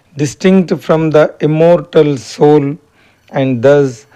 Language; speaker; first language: English; non-native, local second language; Telugu